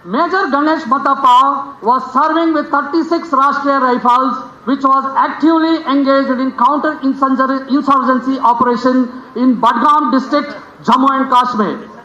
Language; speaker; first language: English; non-native, local second language; Kannada